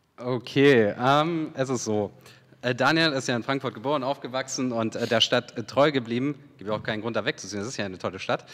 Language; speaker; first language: German; early bilingual, other home language; Serbian